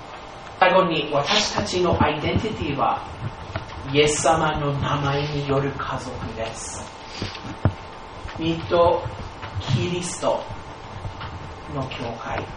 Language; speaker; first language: Japanese; non-native, fluent; English